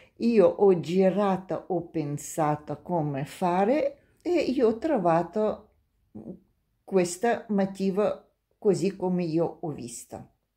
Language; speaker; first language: Italian; non-native, learner; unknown